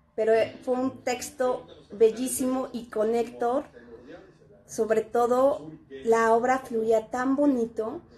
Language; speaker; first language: Spanish; native; Spanish